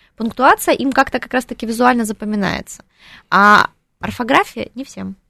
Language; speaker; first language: Russian; non-native, local second language; Ukrainian